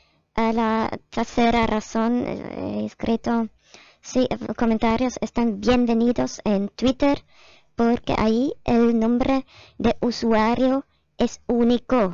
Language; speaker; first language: Spanish; non-native, fluent; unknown